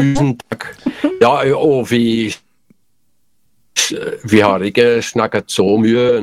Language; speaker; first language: Norwegian; non-native, learner; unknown